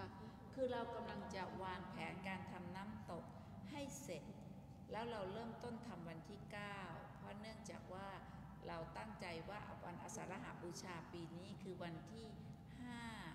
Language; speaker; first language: Thai; native; Thai